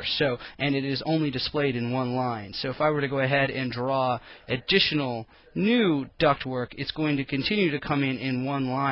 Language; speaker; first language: English; native; English